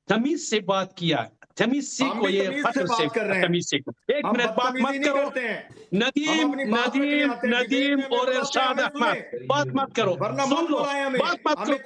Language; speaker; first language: Hindi; non-native, learner; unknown